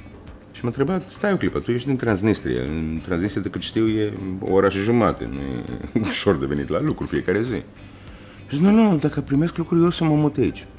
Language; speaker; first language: Romanian; non-native, learner; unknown